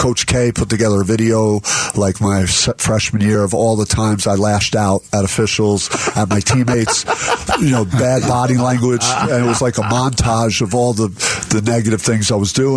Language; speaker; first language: English; native; English